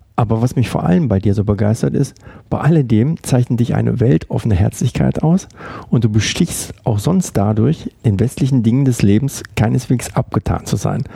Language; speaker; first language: German; native; German